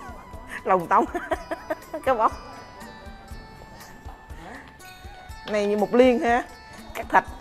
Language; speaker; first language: Vietnamese; native; Vietnamese